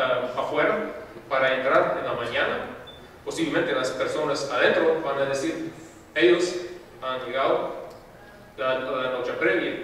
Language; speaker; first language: Spanish; non-native, fluent; English